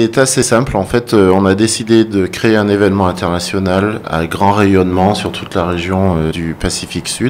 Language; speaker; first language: French; native; French